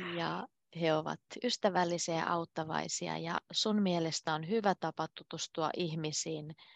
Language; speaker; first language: Finnish; native; Finnish